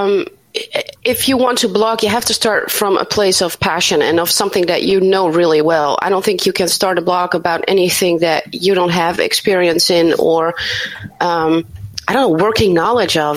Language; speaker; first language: English; non-native, fluent; Dutch